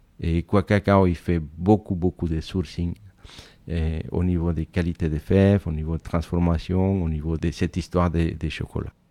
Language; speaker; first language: French; non-native, fluent; Spanish